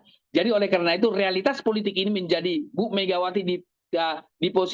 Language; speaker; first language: Indonesian; native; Indonesian